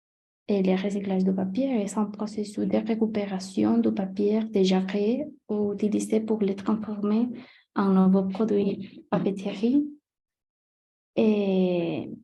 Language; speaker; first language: French; non-native, learner; Spanish